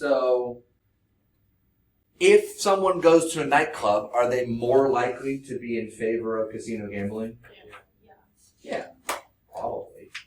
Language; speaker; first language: English; native; English